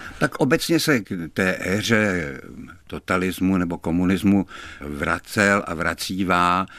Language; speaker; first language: Czech; native; Czech